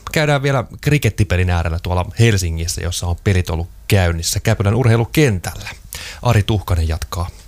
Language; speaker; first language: Finnish; native; Finnish